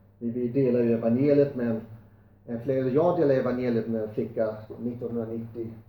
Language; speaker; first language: Swedish; non-native, fluent; English